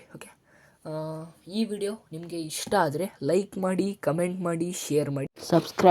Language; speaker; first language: Kannada; native; Kannada